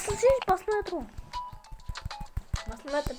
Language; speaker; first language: Turkish; non-native, learner; Kazakh